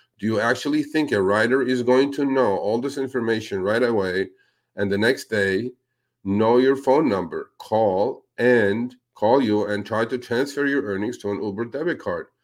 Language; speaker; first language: English; non-native, fluent; Spanish